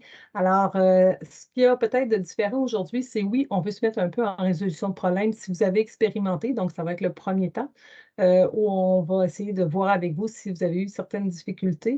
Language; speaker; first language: French; native; French